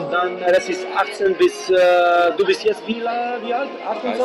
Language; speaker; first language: German; non-native, learner; English